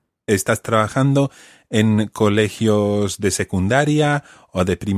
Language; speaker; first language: Spanish; non-native, fluent; English